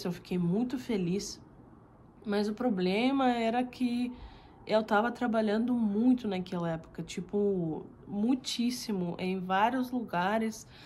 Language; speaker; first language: Portuguese; non-native, fluent; Russian